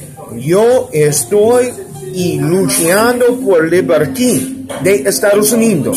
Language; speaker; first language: Spanish; non-native, learner; English